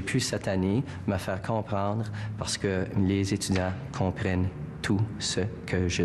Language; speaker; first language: French; non-native, fluent; English